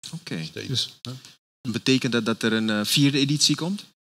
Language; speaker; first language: Dutch; native; Dutch